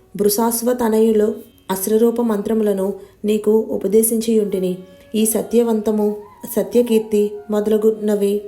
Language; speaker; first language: Telugu; native; Telugu